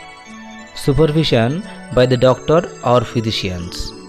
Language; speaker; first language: English; non-native, local second language; Bangla